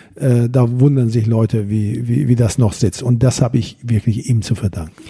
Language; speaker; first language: German; early bilingual, other home language; Persian